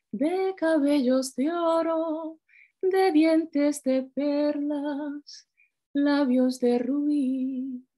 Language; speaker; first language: Spanish; early bilingual, heritage; Spanish